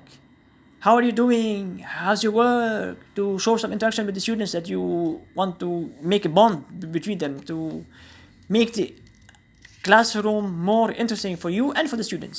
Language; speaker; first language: English; non-native, fluent; Arabic